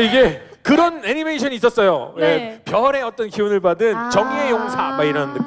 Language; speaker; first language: Korean; native; Korean